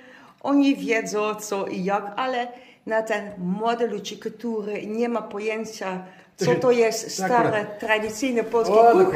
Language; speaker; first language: Polish; non-native, learner; Dutch